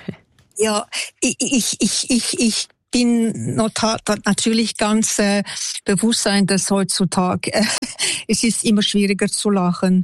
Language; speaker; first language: German; non-native, local second language; French